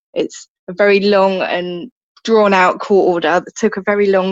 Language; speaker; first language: English; native; English